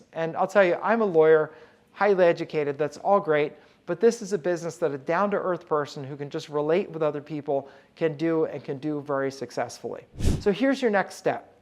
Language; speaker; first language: English; native; English